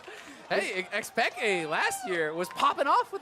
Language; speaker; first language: English; native; English